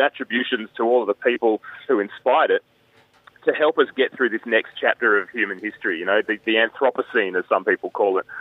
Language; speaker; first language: English; native; English